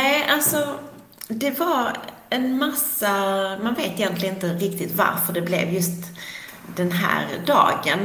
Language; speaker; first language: Swedish; native; Swedish